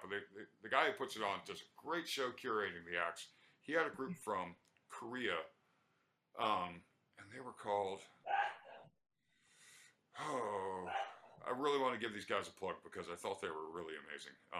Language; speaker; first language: English; native; English